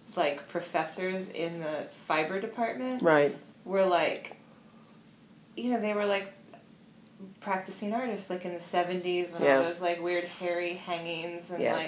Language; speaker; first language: English; native; English